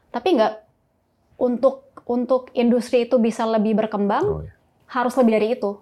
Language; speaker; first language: Indonesian; native; Indonesian